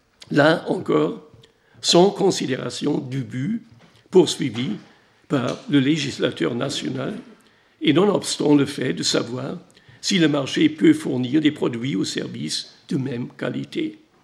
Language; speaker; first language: French; non-native, fluent; German